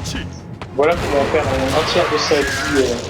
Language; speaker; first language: French; native; French